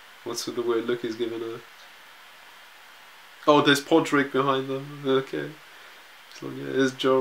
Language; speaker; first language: English; native; English